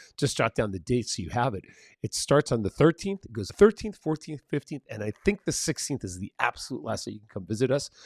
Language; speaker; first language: English; early bilingual, other home language; Spanish